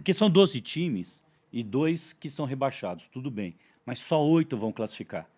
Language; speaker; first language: Portuguese; native; Portuguese